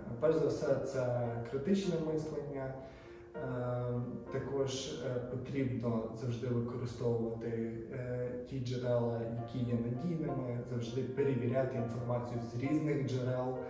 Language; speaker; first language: Ukrainian; native; Ukrainian